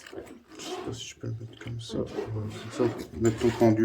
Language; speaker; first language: French; native; French